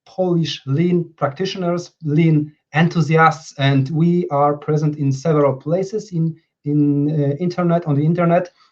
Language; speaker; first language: English; non-native, fluent; Polish